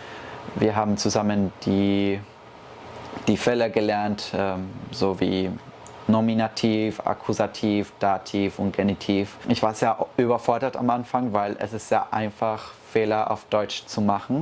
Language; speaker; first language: German; early bilingual, heritage; Spanish